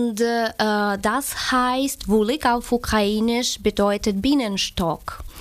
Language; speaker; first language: German; non-native, learner; Ukrainian